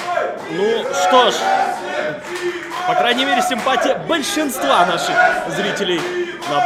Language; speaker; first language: Russian; native; Russian